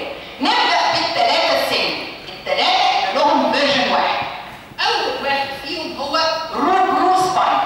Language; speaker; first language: Arabic; native; Arabic